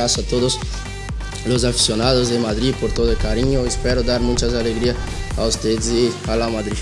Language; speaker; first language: Spanish; non-native, learner; Portuguese